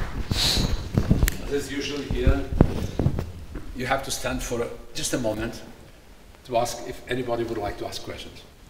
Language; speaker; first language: English; non-native, fluent; Portuguese